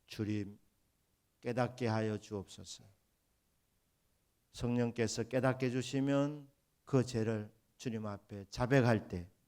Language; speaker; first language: Korean; native; Korean